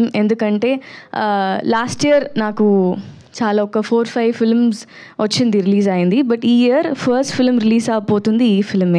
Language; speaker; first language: Telugu; non-native, learner; Tamil